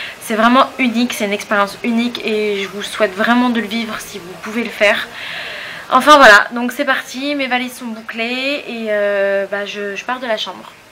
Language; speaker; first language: French; native; French